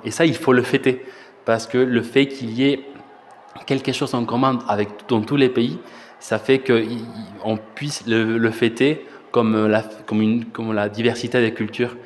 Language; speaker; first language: French; non-native, fluent; Spanish